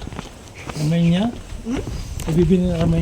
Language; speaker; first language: English; non-native, local second language; Filipino